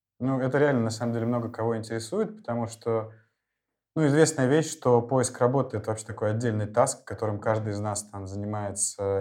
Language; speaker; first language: Russian; native; Russian